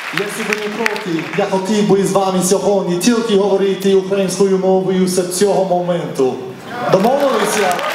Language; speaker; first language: Ukrainian; non-native, learner; English